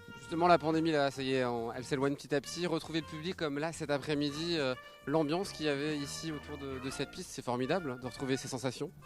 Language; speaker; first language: French; native; French